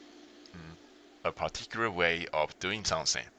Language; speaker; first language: English; non-native, learner; Chinese